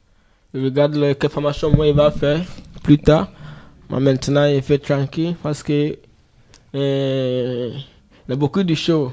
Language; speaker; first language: French; non-native, learner; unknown